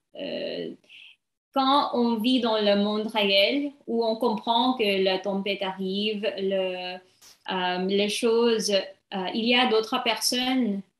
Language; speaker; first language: French; non-native, learner; English